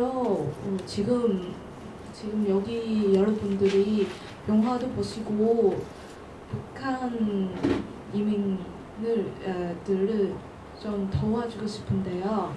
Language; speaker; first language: Korean; non-native, learner; Cantonese